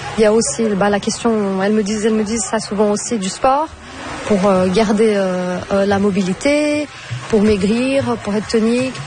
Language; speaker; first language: French; non-native, fluent; Portuguese